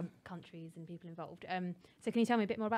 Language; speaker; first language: English; native; English